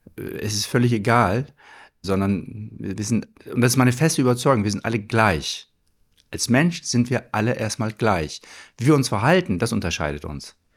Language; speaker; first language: German; early bilingual, other home language; Turkish